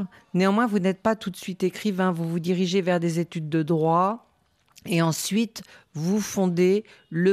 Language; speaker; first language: French; native; French